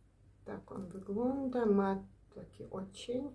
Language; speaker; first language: Polish; non-native, learner; Ukrainian